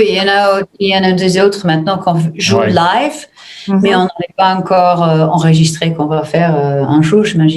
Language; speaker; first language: French; non-native, fluent; English